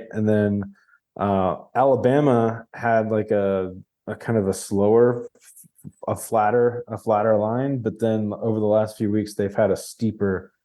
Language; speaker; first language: English; native; English